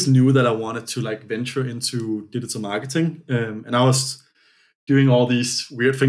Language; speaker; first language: English; non-native, fluent; Danish